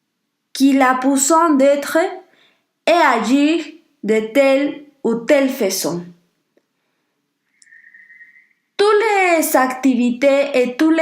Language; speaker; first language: French; non-native, learner; Spanish